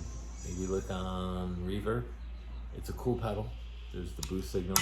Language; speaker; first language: English; native; English